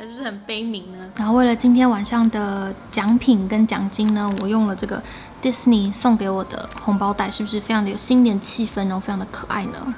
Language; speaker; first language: Chinese; native; Chinese